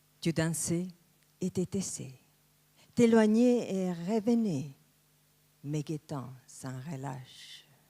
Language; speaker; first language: French; non-native, fluent; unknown